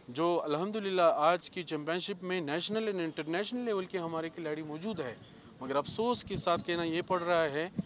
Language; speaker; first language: Urdu; non-native, local second language; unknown